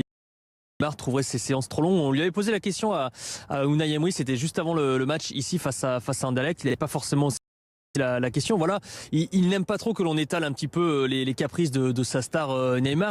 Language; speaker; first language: French; native; French